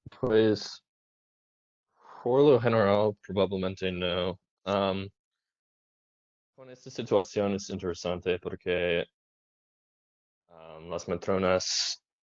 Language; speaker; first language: Spanish; non-native, learner; English